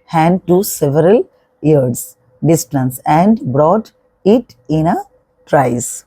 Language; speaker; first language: English; non-native, local second language; Bangla